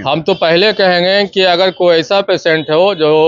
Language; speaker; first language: Hindi; native; Hindi